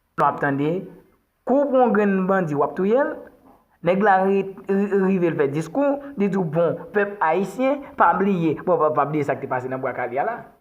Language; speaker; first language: Haitian Creole; native; Haitian Creole